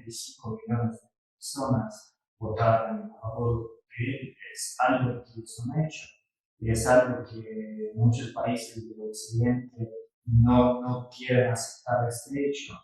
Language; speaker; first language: Spanish; non-native, fluent; Russian